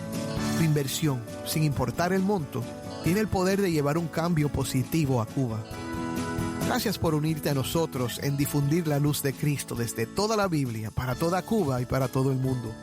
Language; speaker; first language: Spanish; native; Spanish